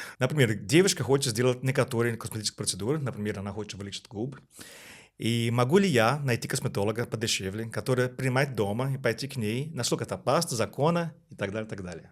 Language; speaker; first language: Russian; non-native, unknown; Portuguese